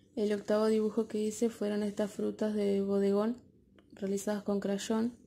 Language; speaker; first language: Spanish; native; Spanish